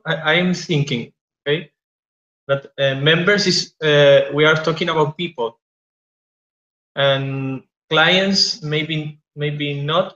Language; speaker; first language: English; non-native, fluent; Spanish